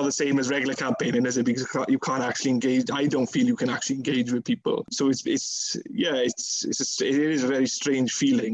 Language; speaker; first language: English; native; English